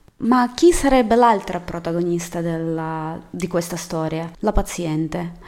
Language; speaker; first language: Italian; non-native, fluent; Russian